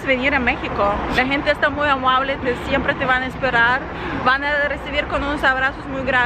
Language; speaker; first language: Spanish; non-native, fluent; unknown